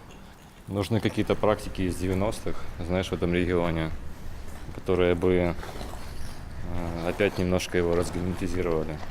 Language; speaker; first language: Russian; native; Russian